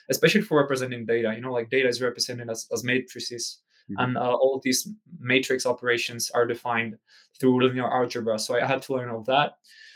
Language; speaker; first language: English; non-native, fluent; Czech